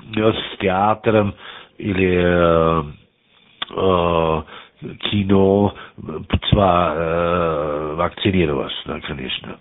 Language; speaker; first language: Russian; non-native, learner; German